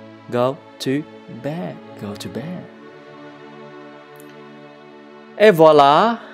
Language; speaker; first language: English; non-native, learner; Vietnamese